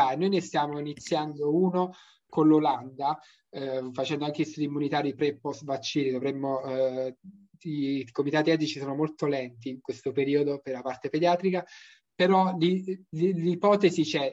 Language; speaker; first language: Italian; native; Italian